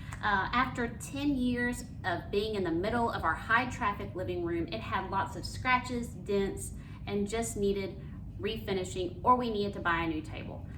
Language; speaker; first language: English; native; English